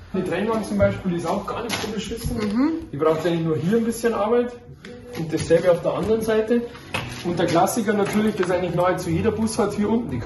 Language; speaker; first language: German; native; German